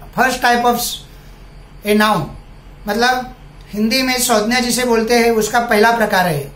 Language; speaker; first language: Hindi; non-native, local second language; Marathi